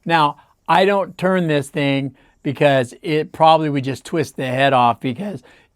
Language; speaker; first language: English; native; English